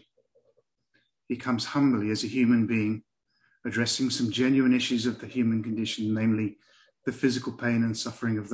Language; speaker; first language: English; native; English